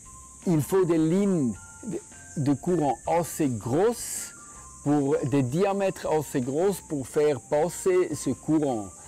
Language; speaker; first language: French; non-native, fluent; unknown